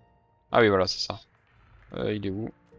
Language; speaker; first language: French; native; French